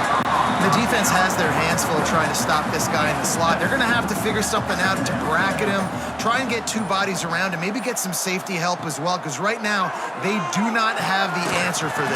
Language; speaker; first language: English; native; English